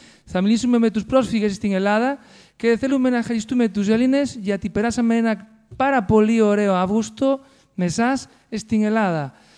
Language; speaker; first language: Greek; non-native, learner; Spanish